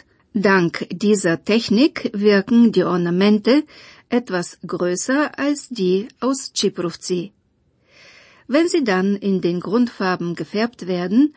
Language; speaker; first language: German; non-native, fluent; Bulgarian